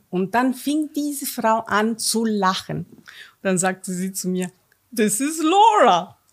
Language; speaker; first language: German; non-native, fluent; Romanian